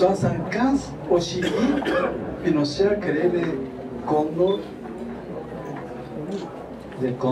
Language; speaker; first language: French; non-native, fluent; Spanish